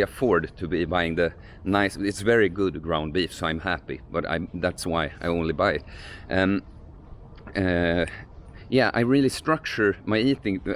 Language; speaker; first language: English; non-native, fluent; Swedish